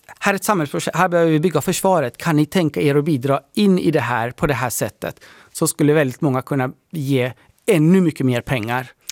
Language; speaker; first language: Swedish; early bilingual, other home language; Persian